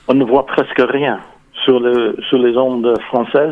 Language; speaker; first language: French; non-native, fluent; English